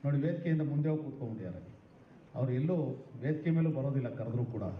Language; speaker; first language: Kannada; non-native, local second language; Telugu